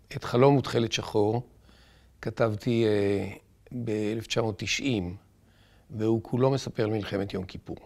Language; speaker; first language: Hebrew; native; Hebrew